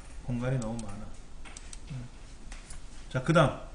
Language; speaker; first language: Korean; native; Korean